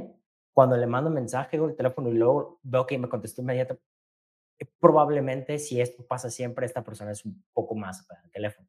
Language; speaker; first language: Spanish; native; Spanish